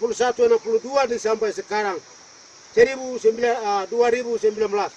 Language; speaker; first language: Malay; non-native, local second language; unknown